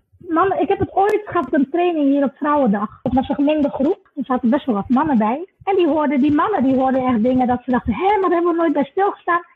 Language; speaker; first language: Dutch; native; Dutch